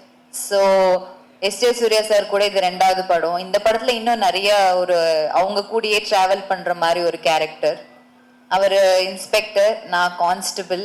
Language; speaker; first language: Tamil; early bilingual, heritage; Tamil